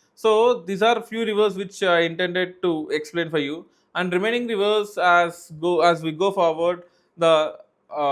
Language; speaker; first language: English; non-native, local second language; Telugu